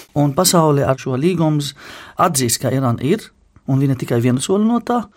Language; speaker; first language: Latvian; non-native, fluent; Arabic